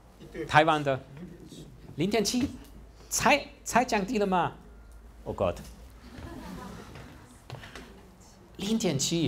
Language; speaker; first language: Chinese; non-native, fluent; German